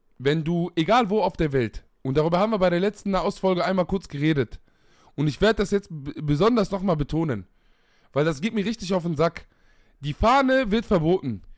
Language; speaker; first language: German; early bilingual, other home language; Arabic